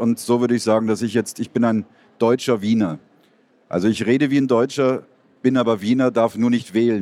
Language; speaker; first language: German; native; German